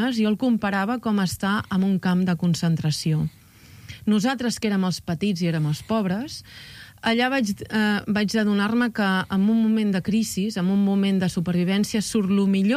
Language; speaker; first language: Catalan; native; Catalan